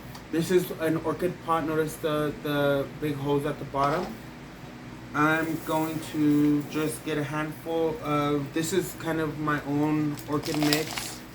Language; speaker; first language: English; native; English